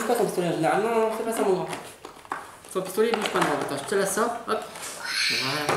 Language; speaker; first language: French; native; French